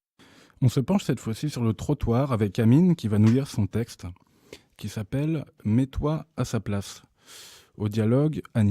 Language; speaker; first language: French; native; French